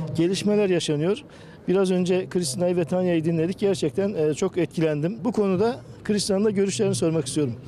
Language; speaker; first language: Turkish; native; Turkish